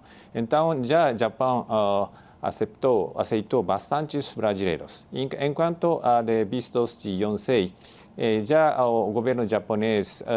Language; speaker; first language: Portuguese; non-native, fluent; Japanese